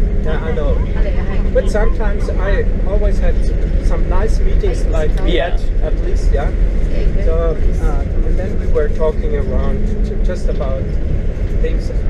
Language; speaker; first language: English; non-native, fluent; German